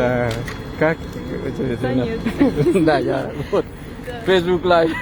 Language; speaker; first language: Russian; non-native, fluent; Thai